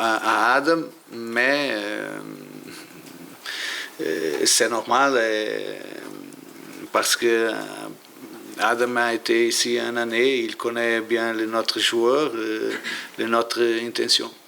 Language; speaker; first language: French; non-native, learner; Portuguese